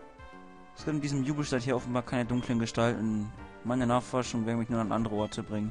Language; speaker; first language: German; native; German